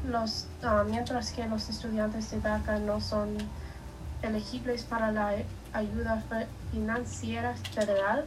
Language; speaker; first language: Spanish; non-native, learner; English